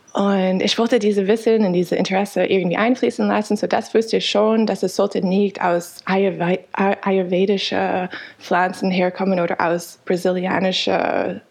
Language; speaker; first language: German; non-native, fluent; English